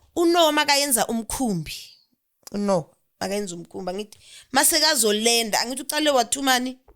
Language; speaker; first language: Zulu; non-native, local second language; Southern Sotho